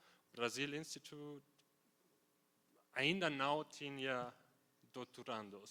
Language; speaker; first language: Portuguese; non-native, fluent; German